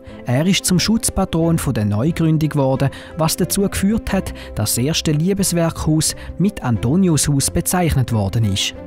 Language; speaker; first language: German; native; German